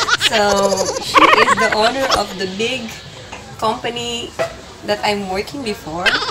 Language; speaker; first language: English; non-native, local second language; Filipino